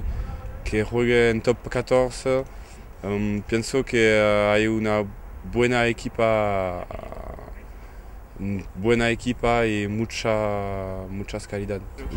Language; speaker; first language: Spanish; non-native, learner; French